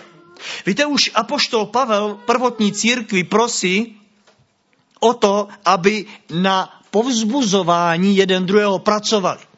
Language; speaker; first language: Czech; native; Czech